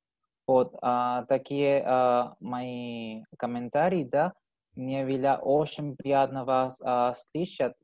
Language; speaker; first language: Russian; non-native, learner; Spanish